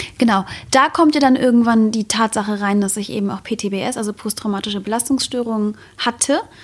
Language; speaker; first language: German; native; German